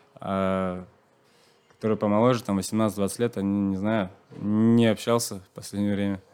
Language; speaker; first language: Russian; non-native, local second language; Chuvash